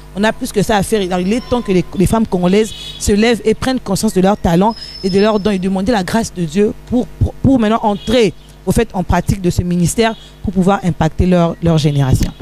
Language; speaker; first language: French; non-native, local second language; Lingala